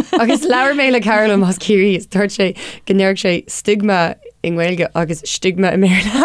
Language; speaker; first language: Irish; non-native, local second language; English